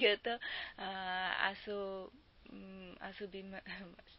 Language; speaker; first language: Japanese; non-native, learner; Bangla